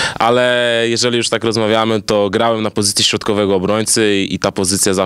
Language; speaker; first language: Polish; native; Polish